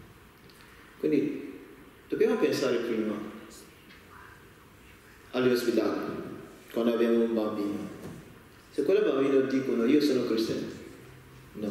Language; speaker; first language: Italian; non-native, learner; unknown